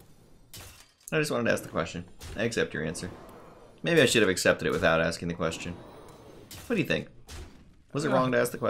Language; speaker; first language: English; native; English